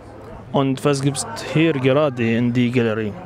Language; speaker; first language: German; non-native, learner; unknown